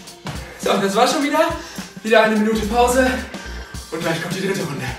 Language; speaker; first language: German; native; German